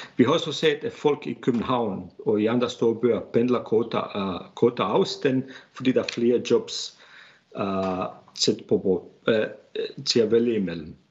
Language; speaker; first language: Danish; non-native, fluent; Bosnian